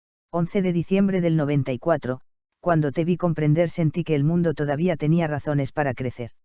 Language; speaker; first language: Spanish; native; Spanish